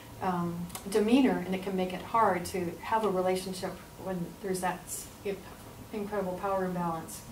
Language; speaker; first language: English; native; English